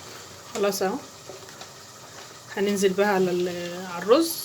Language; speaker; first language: Arabic; native; Arabic